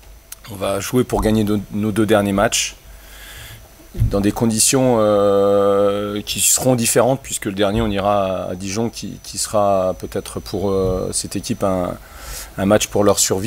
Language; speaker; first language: French; native; French